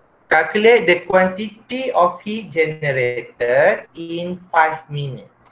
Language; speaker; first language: English; non-native, local second language; Malay